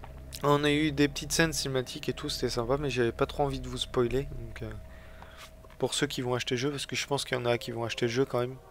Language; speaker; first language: French; native; French